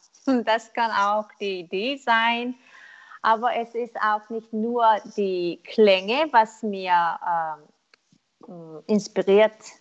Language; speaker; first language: German; non-native, learner; Korean